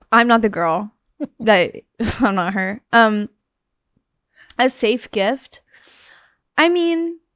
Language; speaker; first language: English; native; English